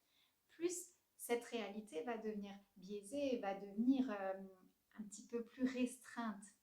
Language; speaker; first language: French; native; French